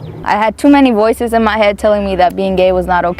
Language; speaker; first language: English; native; English